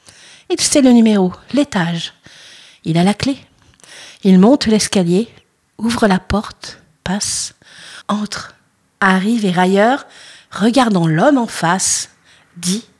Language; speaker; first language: French; native; French